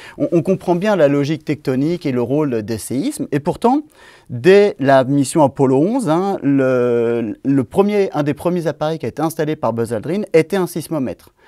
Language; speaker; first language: French; native; French